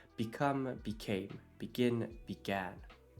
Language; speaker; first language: English; non-native, fluent; Italian